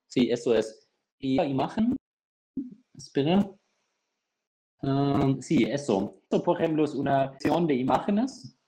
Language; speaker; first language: Spanish; non-native, fluent; German